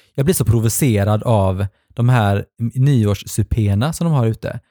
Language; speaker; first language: Swedish; native; Swedish